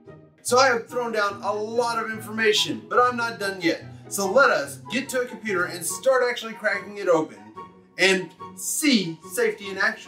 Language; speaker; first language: English; native; English